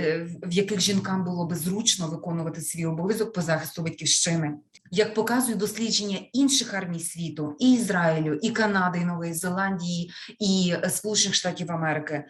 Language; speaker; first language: Ukrainian; native; Ukrainian